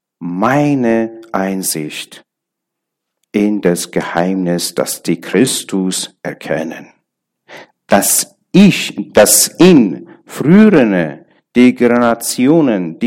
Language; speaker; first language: German; non-native, learner; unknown